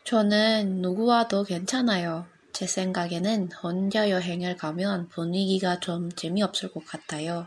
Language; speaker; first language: Korean; non-native, learner; Indonesian